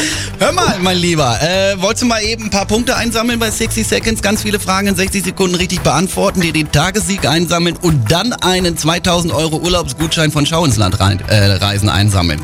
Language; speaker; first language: German; native; German